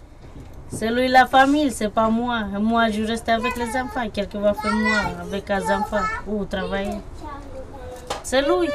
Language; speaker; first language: French; non-native, learner; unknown